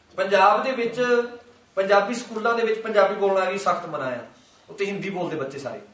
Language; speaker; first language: Punjabi; early bilingual, heritage; Punjabi